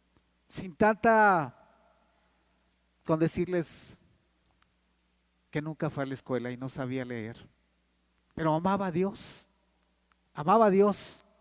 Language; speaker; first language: Spanish; native; Spanish